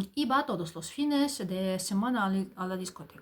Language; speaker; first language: Spanish; non-native, fluent; Ukrainian